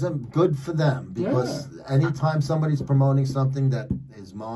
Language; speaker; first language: English; native; English